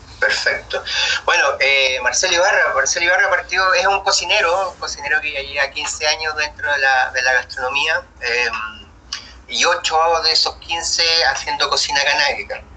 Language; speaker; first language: Spanish; native; Spanish